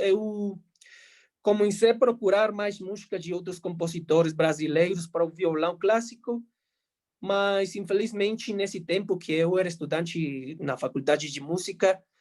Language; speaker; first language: Portuguese; non-native, fluent; Spanish